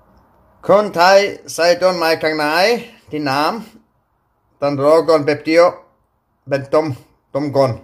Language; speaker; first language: Thai; non-native, learner; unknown